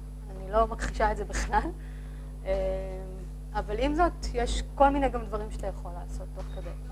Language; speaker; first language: Hebrew; native; Hebrew